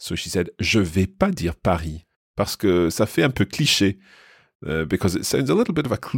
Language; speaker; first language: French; non-native, fluent; English